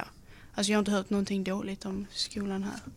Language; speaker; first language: Swedish; native; Swedish